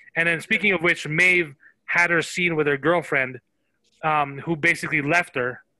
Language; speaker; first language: English; non-native, local second language; Filipino